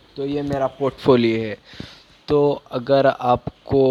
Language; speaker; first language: Hindi; non-native, local second language; Urdu